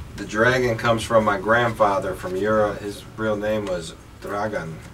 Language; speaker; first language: English; native; English